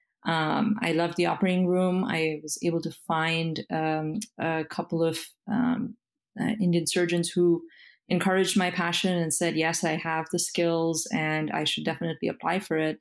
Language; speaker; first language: English; non-native, local second language; Hindi